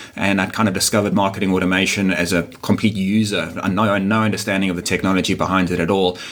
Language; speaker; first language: English; native; English